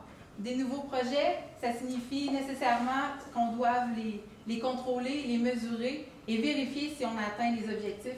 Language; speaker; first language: French; native; French